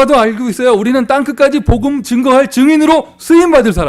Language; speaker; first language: Korean; native; Korean